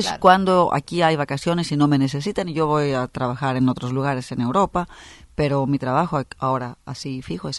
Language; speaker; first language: Spanish; non-native, fluent; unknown